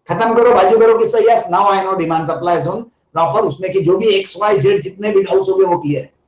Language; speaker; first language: Hindi; non-native, local second language; Marathi